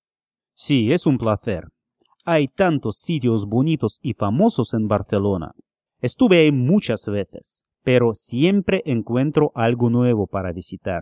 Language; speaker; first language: Spanish; non-native, fluent; Russian